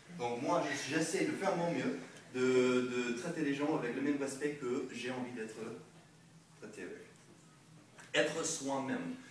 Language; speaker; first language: French; non-native, fluent; English